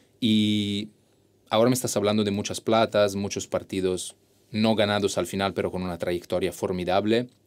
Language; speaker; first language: Spanish; non-native, fluent; Italian